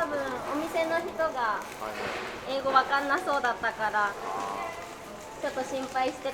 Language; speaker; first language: Japanese; native; Japanese